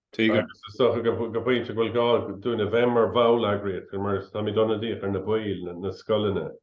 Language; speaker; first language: Irish; non-native, local second language; English